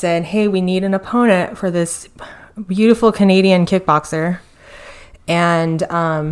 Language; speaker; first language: English; native; English